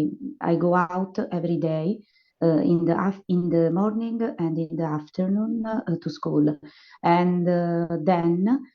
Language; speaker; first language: English; non-native, learner; Italian